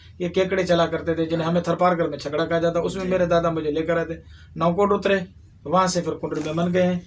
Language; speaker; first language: Urdu; non-native, local second language; Sindhi